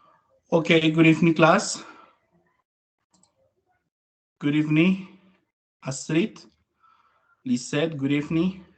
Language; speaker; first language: English; non-native, fluent; Spanish